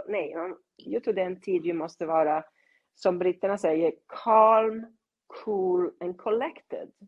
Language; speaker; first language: Swedish; non-native, fluent; Italian